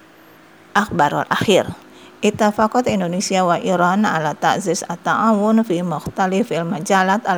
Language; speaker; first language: Arabic; non-native, fluent; Indonesian